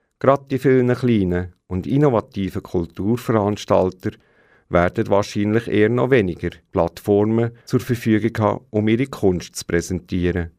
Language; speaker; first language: German; native; German